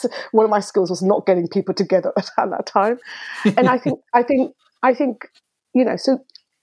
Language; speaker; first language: English; early bilingual, other home language; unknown